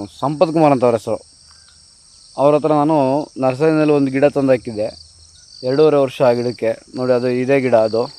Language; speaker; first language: Kannada; native; Kannada